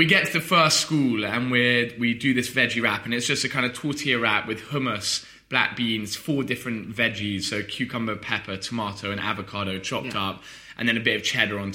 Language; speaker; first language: English; native; English